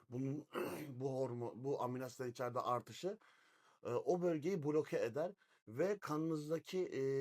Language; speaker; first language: Turkish; native; Turkish